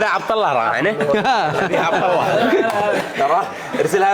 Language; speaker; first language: Arabic; non-native, learner; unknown